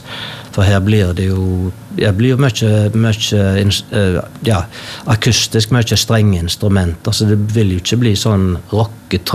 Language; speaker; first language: Norwegian; native; Norwegian